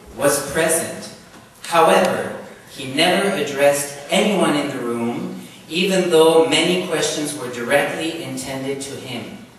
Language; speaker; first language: English; non-native, local second language; French